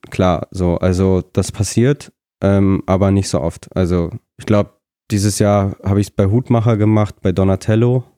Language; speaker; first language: German; early bilingual, other home language; Russian